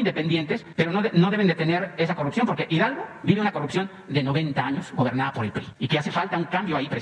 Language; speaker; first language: Spanish; native; Spanish